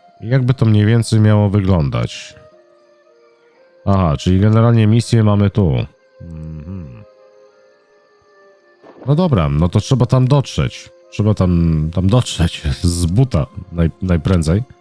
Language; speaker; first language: Polish; native; Polish